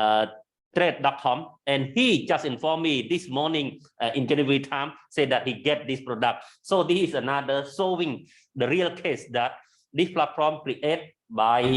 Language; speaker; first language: English; non-native, learner; Khmer